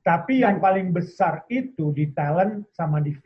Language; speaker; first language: Indonesian; native; Indonesian